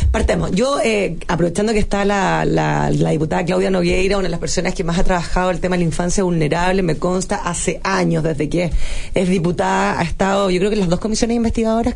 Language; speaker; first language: Spanish; native; Spanish